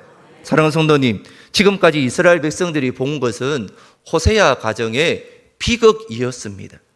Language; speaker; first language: Korean; native; Korean